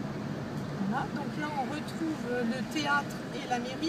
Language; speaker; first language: French; native; French